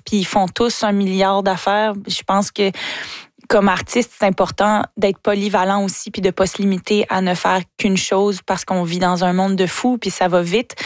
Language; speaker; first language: French; native; French